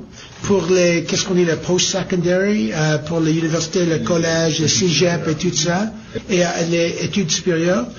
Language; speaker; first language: French; non-native, learner; English